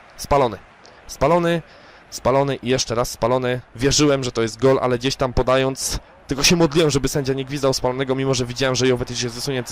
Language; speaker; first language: Polish; native; Polish